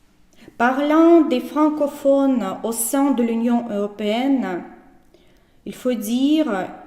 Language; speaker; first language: French; non-native, fluent; Russian